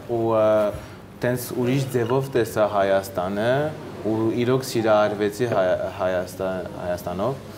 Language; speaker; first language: Armenian; early bilingual, heritage; Armenian